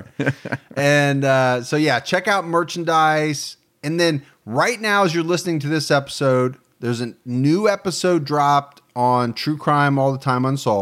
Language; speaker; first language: English; native; English